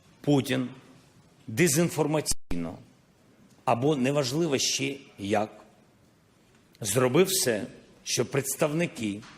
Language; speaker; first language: Ukrainian; non-native, local second language; Russian